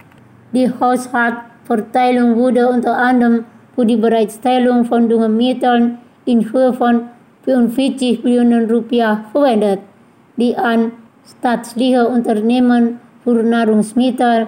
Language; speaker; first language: German; non-native, fluent; Indonesian